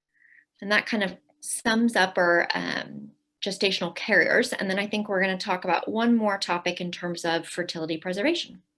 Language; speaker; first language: English; native; English